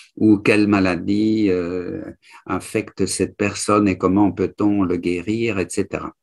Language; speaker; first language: French; native; French